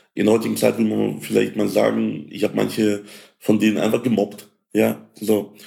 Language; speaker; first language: German; early bilingual, other home language; Ukrainian